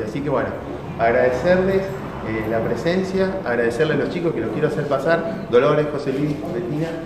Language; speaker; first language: Spanish; native; Spanish